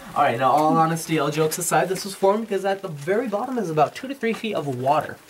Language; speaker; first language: English; native; English